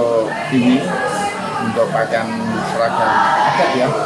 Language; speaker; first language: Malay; non-native, local second language; Javanese